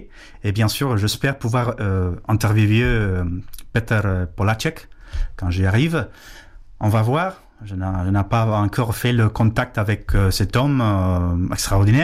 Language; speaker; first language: French; non-native, fluent; Spanish